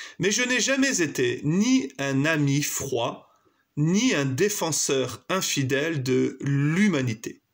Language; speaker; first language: French; native; French